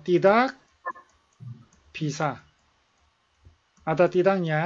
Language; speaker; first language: Indonesian; non-native, learner; Korean